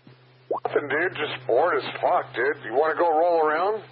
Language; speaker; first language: English; native; English